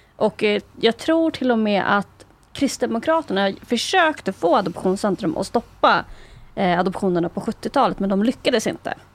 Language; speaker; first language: Swedish; early bilingual, other home language; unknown